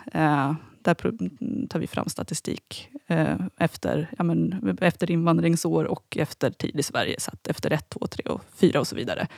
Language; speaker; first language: Swedish; native; Swedish